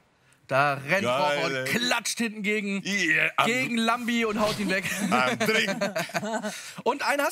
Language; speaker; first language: German; native; German